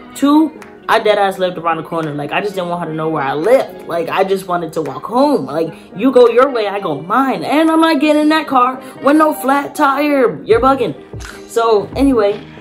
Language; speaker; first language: English; native; English